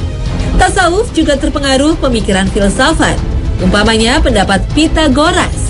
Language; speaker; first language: Indonesian; native; Indonesian